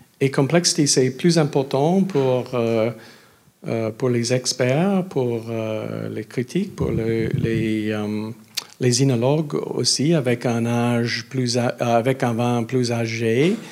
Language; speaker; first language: French; non-native, learner; English